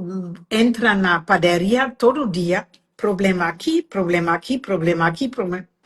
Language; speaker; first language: Portuguese; non-native, fluent; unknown